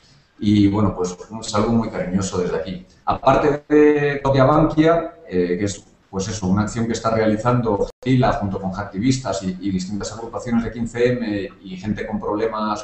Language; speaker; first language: Spanish; native; Spanish